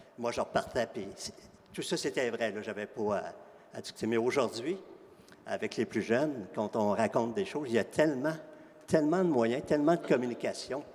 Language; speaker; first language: French; native; French